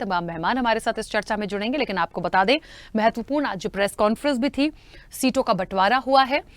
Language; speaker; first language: Hindi; native; Hindi